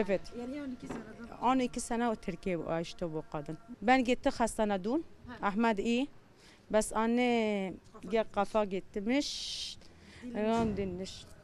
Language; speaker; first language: Turkish; non-native, learner; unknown